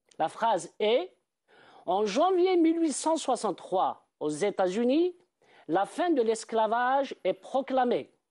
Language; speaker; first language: French; non-native, local second language; Arabic